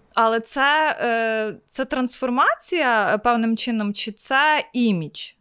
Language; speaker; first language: Ukrainian; native; Ukrainian